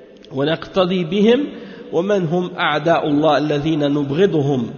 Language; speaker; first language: Arabic; non-native, fluent; French